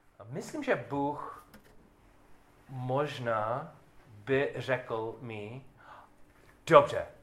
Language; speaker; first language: Czech; non-native, learner; English